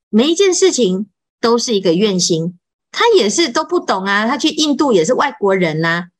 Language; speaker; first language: Chinese; native; Chinese